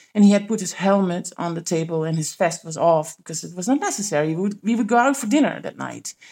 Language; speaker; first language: English; non-native, fluent; Dutch